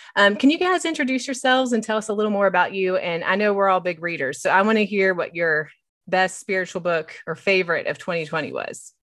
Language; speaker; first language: English; native; English